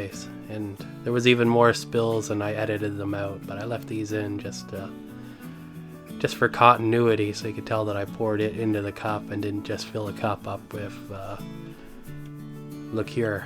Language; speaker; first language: English; native; English